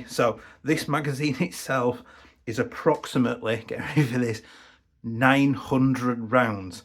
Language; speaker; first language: English; native; English